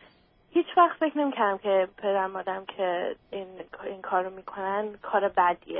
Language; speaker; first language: Persian; early bilingual, other home language; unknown